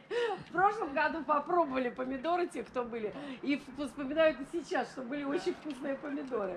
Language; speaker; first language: Russian; native; Russian